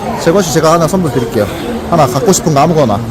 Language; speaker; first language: Korean; native; Korean